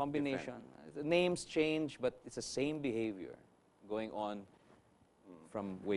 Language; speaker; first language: English; non-native, local second language; Filipino